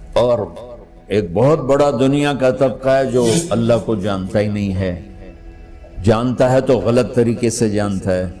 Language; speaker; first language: Urdu; non-native, local second language; Punjabi